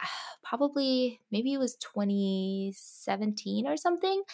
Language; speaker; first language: English; early bilingual, other home language; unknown